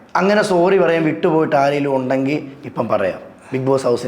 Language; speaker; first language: Malayalam; native; Malayalam